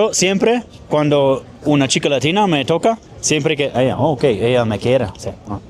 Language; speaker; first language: Spanish; non-native, learner; Polish